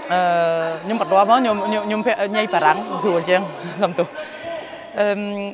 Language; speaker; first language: Khmer; early bilingual, heritage; Khmer